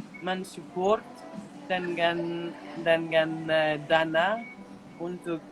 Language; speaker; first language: Indonesian; non-native, fluent; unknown